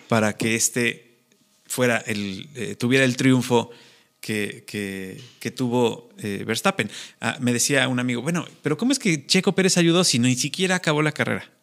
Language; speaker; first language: Spanish; native; Spanish